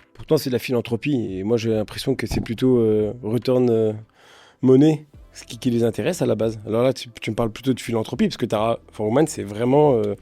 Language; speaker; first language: French; native; French